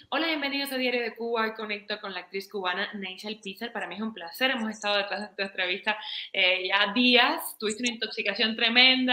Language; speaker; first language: Spanish; native; Spanish